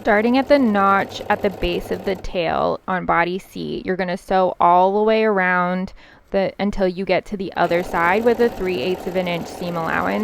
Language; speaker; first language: English; native; English